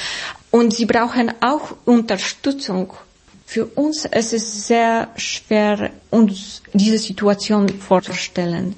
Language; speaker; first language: German; non-native, fluent; Polish